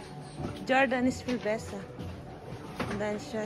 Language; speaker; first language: German; non-native, learner; Filipino